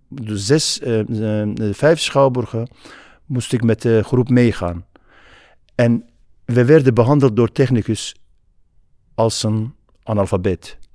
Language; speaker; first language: Dutch; non-native, fluent; Kurdish